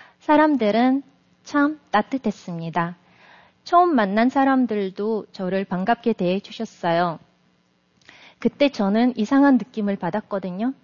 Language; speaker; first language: Korean; non-native, fluent; Russian